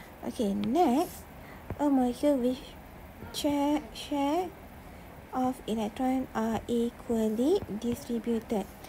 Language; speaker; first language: English; non-native, local second language; Malay